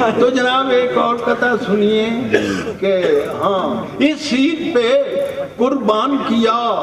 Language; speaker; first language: Urdu; non-native, local second language; Punjabi